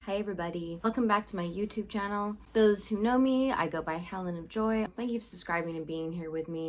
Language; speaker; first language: English; native; English